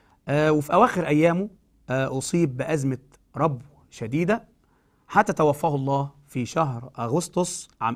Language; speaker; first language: Arabic; native; Arabic